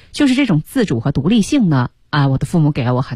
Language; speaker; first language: Chinese; native; Chinese